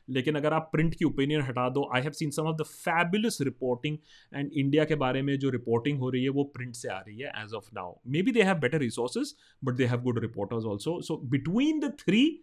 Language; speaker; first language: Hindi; non-native, local second language; Bangla